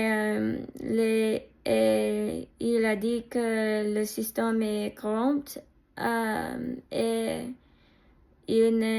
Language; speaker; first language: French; non-native, learner; English